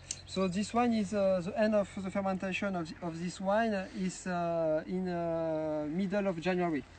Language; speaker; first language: English; non-native, learner; French